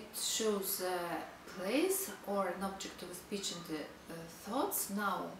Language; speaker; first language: English; non-native, fluent; Russian